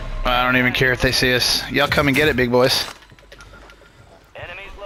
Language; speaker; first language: English; native; English